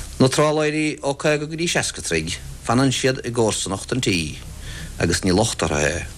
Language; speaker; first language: Irish; native; Irish